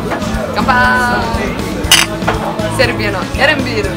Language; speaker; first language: Japanese; non-native, fluent; Serbian